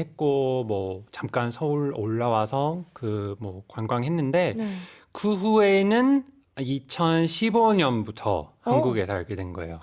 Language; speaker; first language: Korean; non-native, fluent; English